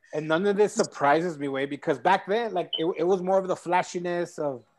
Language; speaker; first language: English; early bilingual, other home language; Spanish